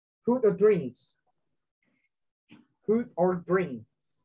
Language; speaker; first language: English; non-native, fluent; Vietnamese